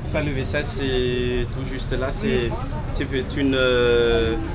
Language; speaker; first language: French; non-native, local second language; Malagasy